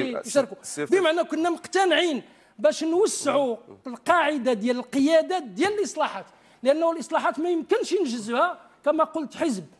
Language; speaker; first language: Arabic; native; Arabic